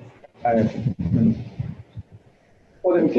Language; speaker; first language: Japanese; native; Japanese